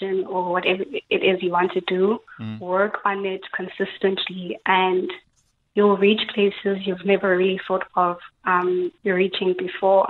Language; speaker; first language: English; non-native, local second language; Xhosa